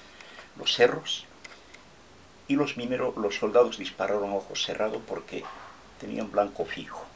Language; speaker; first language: Spanish; native; Spanish